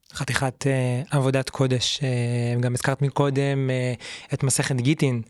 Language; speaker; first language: Hebrew; native; Hebrew